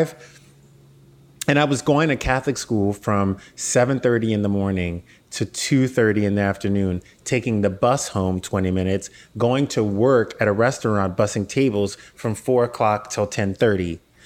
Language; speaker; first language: English; native; English